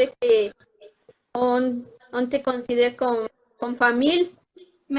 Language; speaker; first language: French; non-native, learner; Spanish